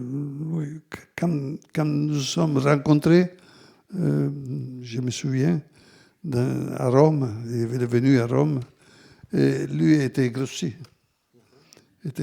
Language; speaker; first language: French; non-native, fluent; Italian